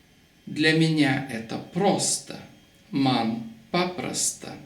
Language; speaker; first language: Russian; non-native, local second language; Lithuanian